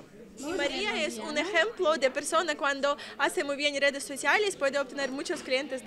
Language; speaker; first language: Spanish; non-native, learner; Russian